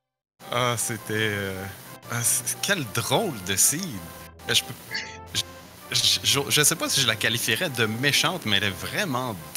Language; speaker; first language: French; native; French